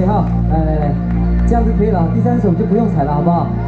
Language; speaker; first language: Chinese; native; Chinese